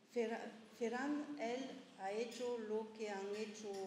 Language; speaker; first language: Spanish; early bilingual, heritage; French